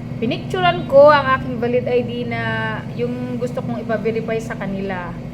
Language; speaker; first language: Filipino; non-native, local second language; Cebuano